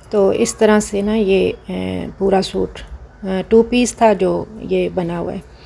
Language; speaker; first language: Urdu; non-native, local second language; Punjabi